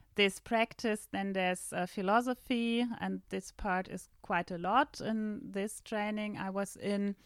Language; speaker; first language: English; non-native, fluent; German